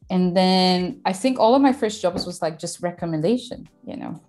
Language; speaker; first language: English; non-native, fluent; Portuguese